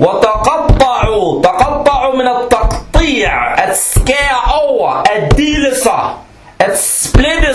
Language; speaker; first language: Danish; non-native, local second language; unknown